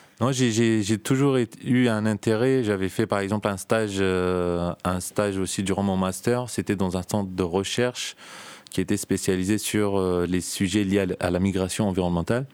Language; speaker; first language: French; early bilingual, other home language; Turkish